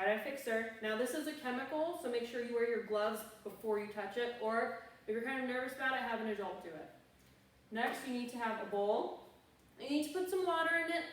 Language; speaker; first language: English; native; English